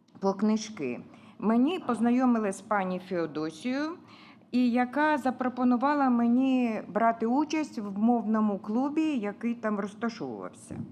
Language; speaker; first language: Ukrainian; non-native, local second language; Russian